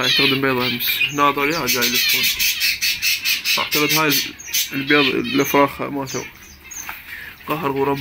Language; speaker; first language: Arabic; native; Arabic